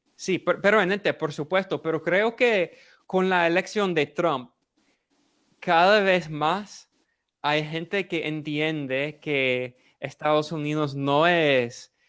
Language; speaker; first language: Spanish; non-native, fluent; English